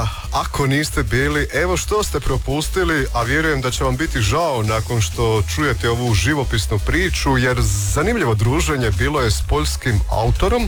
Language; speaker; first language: Serbian; native; Serbian